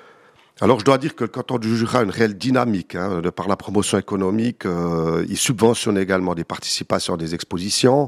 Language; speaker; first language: French; native; French